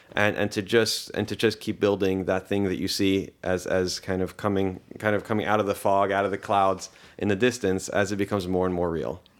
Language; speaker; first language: English; early bilingual, other home language; Hebrew